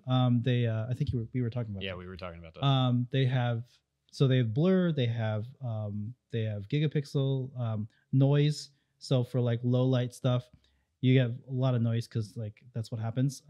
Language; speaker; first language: English; native; English